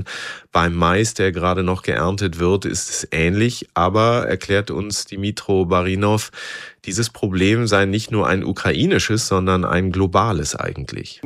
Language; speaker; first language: German; native; German